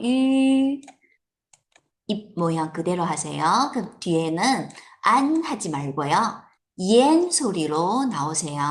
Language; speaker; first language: Korean; non-native, fluent; Chinese